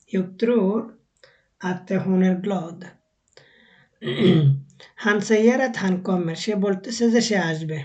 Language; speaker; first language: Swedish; non-native, fluent; Bangla